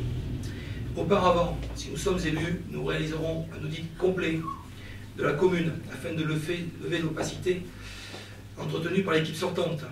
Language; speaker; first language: French; native; French